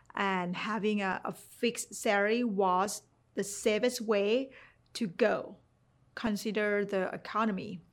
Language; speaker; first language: English; non-native, fluent; Thai